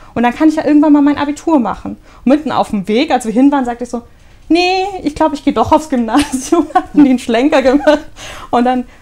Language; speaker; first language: German; early bilingual, other home language; Russian